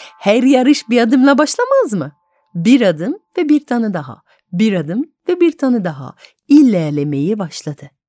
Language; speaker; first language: Turkish; non-native, fluent; French